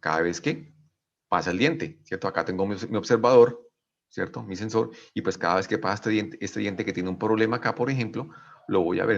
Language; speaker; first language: Spanish; native; Spanish